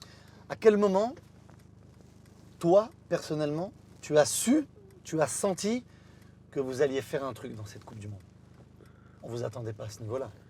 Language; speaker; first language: French; native; French